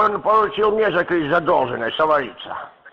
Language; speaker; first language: Russian; native; Russian